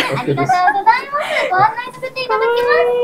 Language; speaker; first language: Japanese; native; Japanese